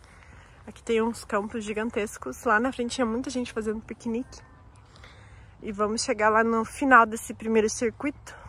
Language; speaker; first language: Portuguese; native; Portuguese